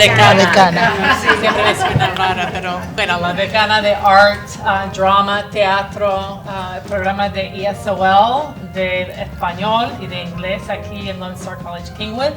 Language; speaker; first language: Spanish; non-native, fluent; English